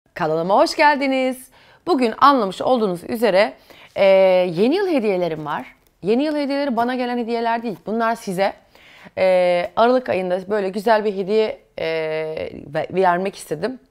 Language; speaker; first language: Turkish; native; Turkish